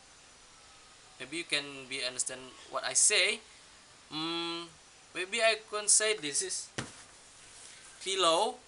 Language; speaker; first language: English; non-native, learner; Indonesian